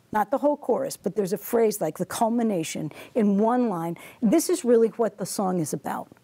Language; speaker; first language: English; native; English